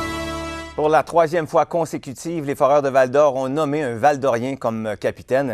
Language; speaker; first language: French; native; French